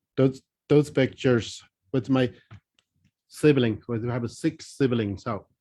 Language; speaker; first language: English; non-native, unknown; Newari